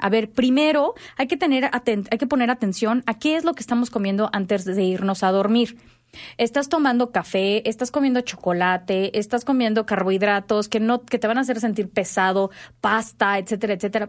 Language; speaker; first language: Spanish; native; Spanish